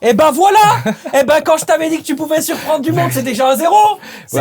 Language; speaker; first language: French; native; French